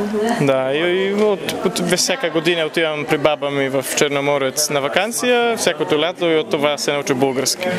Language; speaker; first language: Bulgarian; early bilingual, heritage; Polish